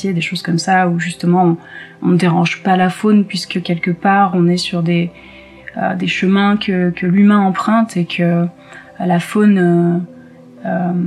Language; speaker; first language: French; native; French